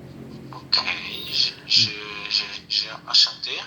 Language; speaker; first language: French; non-native, local second language; Haitian Creole